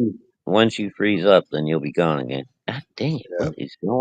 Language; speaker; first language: English; native; English